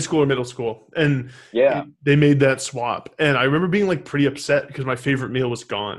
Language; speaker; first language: English; native; English